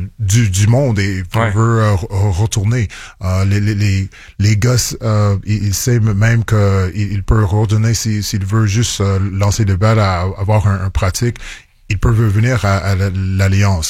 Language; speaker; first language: French; non-native, local second language; English